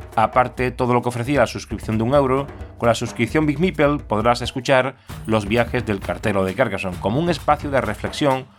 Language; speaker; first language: Spanish; native; Spanish